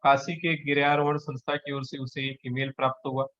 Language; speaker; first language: Hindi; non-native, local second language; Marathi